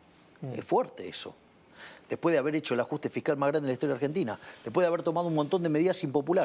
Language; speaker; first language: Spanish; native; Spanish